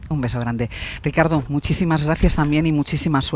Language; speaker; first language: Spanish; native; Spanish